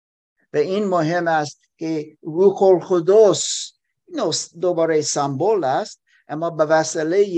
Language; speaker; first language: Persian; non-native, fluent; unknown